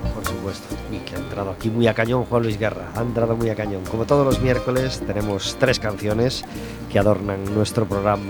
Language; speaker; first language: Spanish; native; Spanish